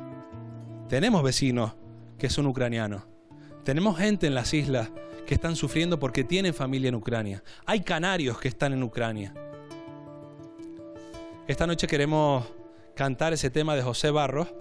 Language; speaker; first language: Spanish; native; Spanish